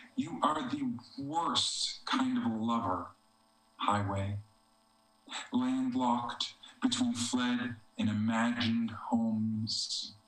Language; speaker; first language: English; native; English